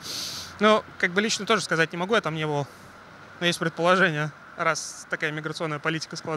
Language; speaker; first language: Russian; native; Russian